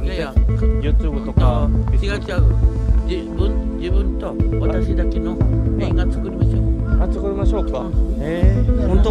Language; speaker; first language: Japanese; non-native, learner; Filipino